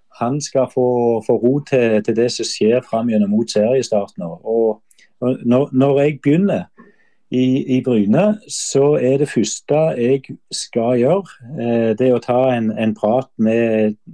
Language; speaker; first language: Norwegian; native; Norwegian